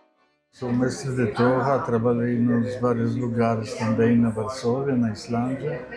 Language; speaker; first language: Portuguese; non-native, learner; Polish